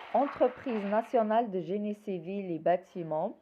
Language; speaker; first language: French; non-native, local second language; Arabic